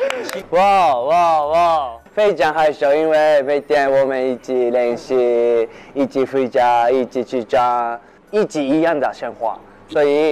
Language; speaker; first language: Chinese; non-native, learner; Japanese